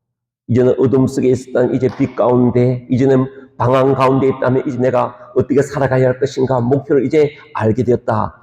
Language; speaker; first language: Korean; native; Korean